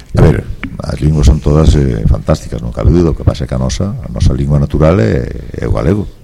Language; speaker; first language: Galician; native; Galician